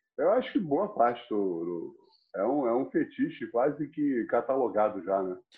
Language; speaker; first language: Portuguese; non-native, fluent; English